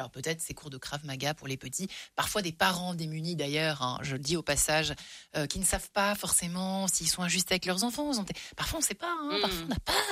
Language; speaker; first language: French; native; French